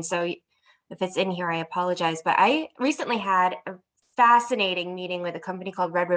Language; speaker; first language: English; native; English